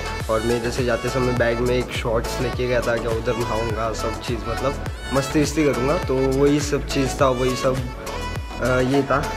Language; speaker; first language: Hindi; non-native, local second language; Marathi